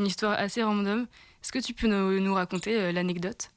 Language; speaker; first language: French; native; French